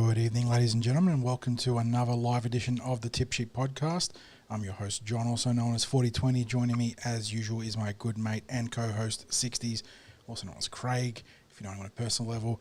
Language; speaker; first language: English; native; English